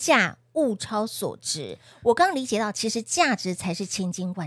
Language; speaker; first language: Chinese; native; Chinese